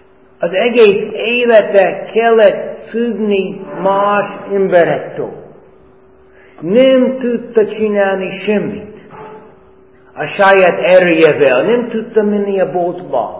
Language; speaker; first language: Hungarian; non-native, fluent; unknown